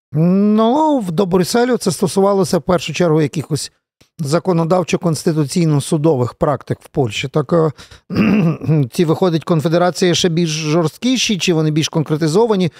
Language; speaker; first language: Ukrainian; native; Ukrainian